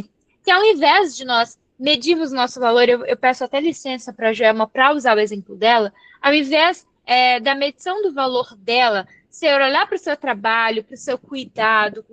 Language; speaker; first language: Portuguese; native; Portuguese